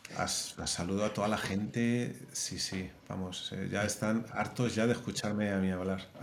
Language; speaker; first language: Spanish; native; Spanish